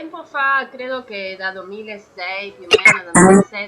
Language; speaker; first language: Italian; non-native, learner; Spanish